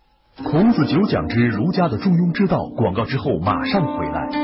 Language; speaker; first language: Chinese; native; Chinese